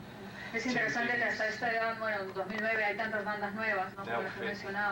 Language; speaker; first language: Spanish; native; Spanish